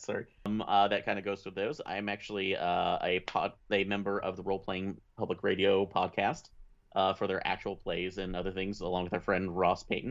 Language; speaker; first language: English; native; English